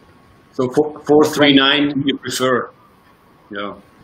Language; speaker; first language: English; non-native, fluent; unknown